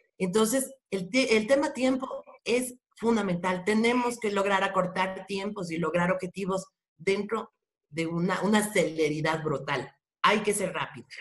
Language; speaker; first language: Spanish; native; Spanish